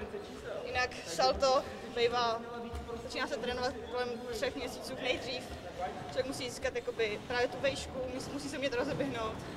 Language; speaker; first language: Czech; native; Czech